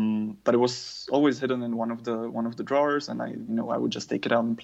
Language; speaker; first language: English; non-native, fluent; German